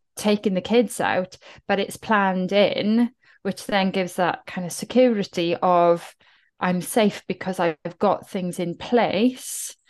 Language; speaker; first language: English; native; English